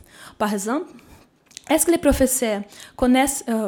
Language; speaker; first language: French; non-native, fluent; Portuguese